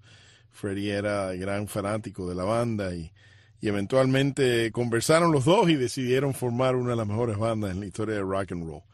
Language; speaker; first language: Spanish; native; Spanish